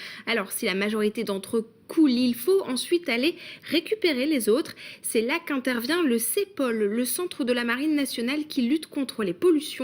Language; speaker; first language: French; native; French